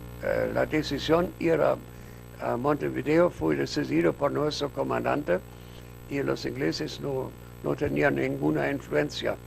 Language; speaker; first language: Spanish; non-native, fluent; German